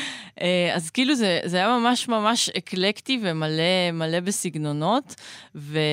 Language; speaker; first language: Hebrew; native; Hebrew